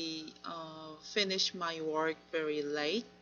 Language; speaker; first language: English; non-native, learner; Korean